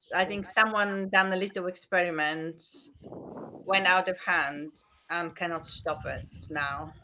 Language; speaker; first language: English; non-native, fluent; Bulgarian